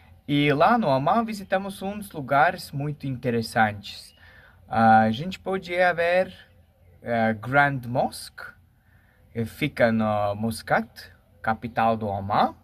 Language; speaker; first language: Portuguese; non-native, fluent; Latvian